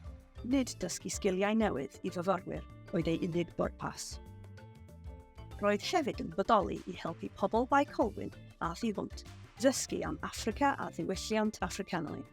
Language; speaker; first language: Welsh; native; Welsh